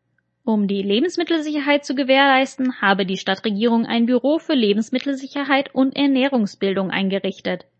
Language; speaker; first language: German; native; German